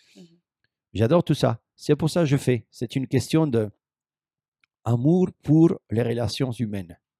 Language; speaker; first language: French; non-native, fluent; Spanish